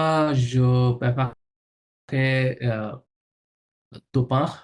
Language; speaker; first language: French; non-native, learner; Bangla